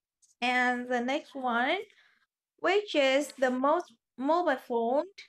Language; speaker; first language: English; non-native, fluent; Vietnamese